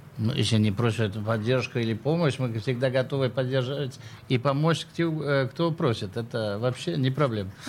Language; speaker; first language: Russian; early bilingual, heritage; Russian